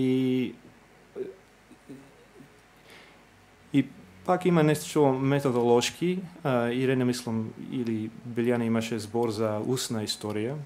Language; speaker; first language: Macedonian; non-native, fluent; English